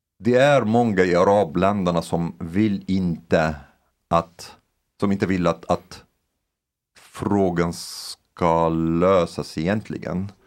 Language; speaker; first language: Swedish; non-native, fluent; Arabic